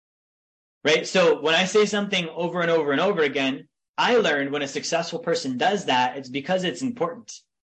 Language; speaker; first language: English; native; English